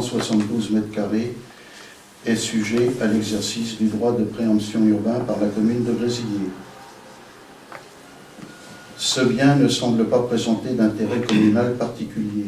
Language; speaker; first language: French; native; French